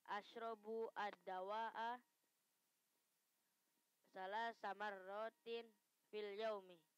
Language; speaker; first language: Arabic; non-native, learner; Indonesian